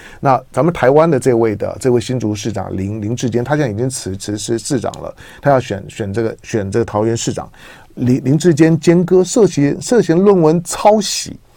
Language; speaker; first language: Chinese; native; Chinese